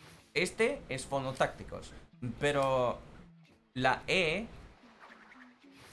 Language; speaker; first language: Spanish; non-native, fluent; English